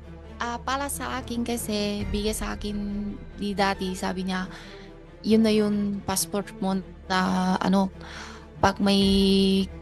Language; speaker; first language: Filipino; early bilingual, other home language; Chinese